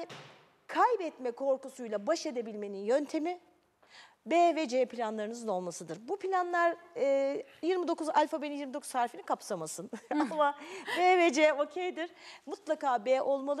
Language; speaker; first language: Turkish; native; Turkish